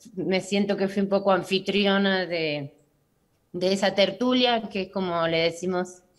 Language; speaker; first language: Spanish; native; Spanish